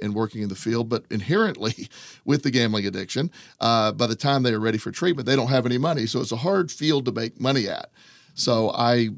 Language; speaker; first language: English; native; English